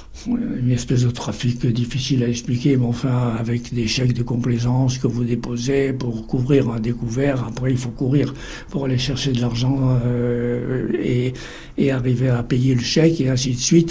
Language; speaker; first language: French; native; French